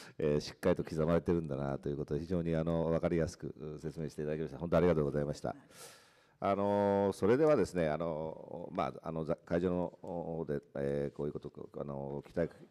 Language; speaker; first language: Japanese; native; Japanese